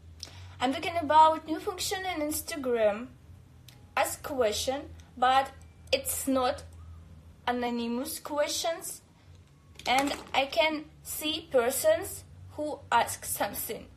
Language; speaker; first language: English; non-native, learner; Russian